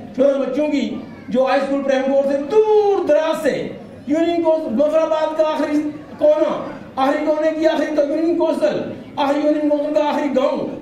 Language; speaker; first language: Urdu; non-native, local second language; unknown